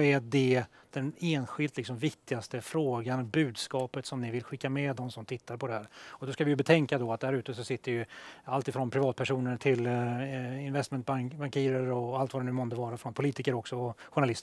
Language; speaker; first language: Swedish; native; Swedish